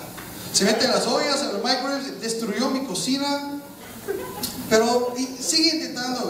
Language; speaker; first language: Spanish; non-native, fluent; English